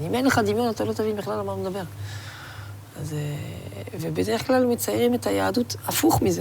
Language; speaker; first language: Hebrew; non-native, fluent; French